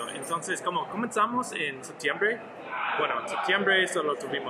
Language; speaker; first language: Spanish; non-native, learner; English